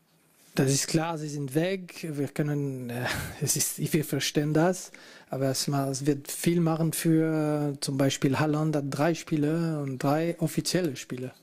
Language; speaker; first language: German; non-native, fluent; French